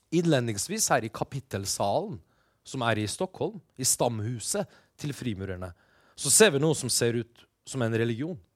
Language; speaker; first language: Norwegian; early bilingual, other home language; Persian